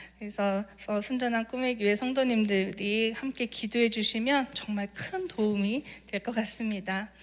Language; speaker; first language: Korean; native; Korean